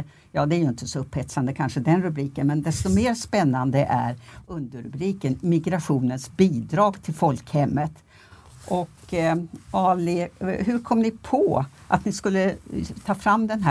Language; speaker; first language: Swedish; native; Swedish